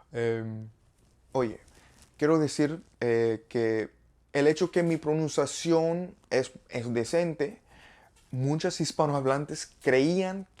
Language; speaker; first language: Spanish; non-native, learner; English